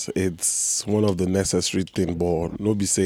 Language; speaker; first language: English; non-native, local second language; Igbo